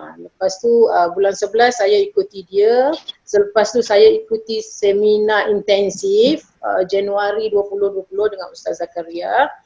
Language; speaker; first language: Malay; native; Malay